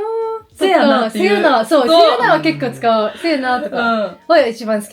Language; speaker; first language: Japanese; non-native, fluent; Swedish